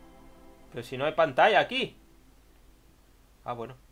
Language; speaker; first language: Spanish; native; Spanish